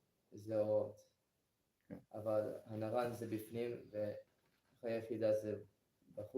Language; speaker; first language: Hebrew; non-native, learner; English